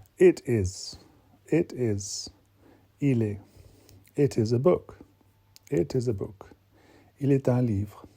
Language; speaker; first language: French; non-native, fluent; English